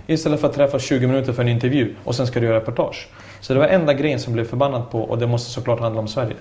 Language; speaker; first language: Swedish; early bilingual, other home language; Serbian